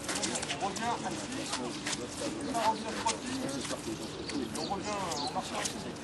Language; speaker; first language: French; native; French